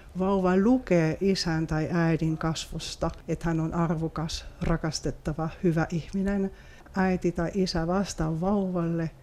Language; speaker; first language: Finnish; non-native, fluent; French